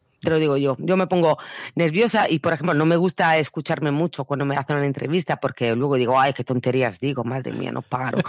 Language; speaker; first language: Spanish; non-native, fluent; Italian